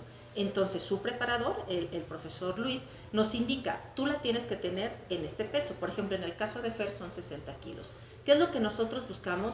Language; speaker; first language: Spanish; native; Spanish